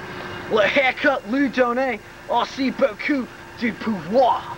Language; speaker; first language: French; non-native, learner; English